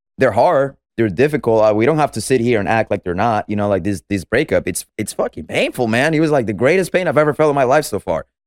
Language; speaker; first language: English; non-native, fluent; Spanish